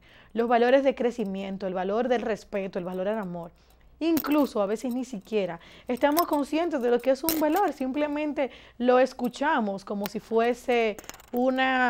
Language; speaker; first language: Spanish; native; Spanish